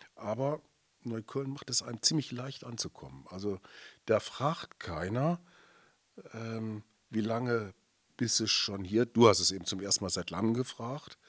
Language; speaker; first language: German; native; German